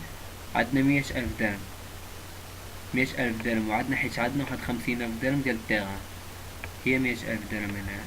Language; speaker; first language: Arabic; native; Arabic